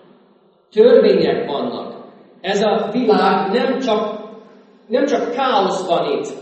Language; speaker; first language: Hungarian; non-native, fluent; English